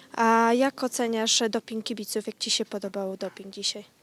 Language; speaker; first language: Polish; native; Polish